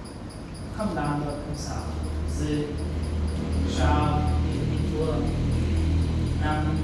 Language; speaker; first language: Vietnamese; non-native, learner; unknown